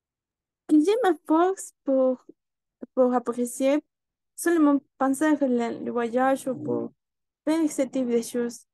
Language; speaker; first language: French; non-native, learner; Spanish